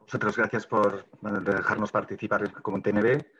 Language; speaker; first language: Spanish; native; Spanish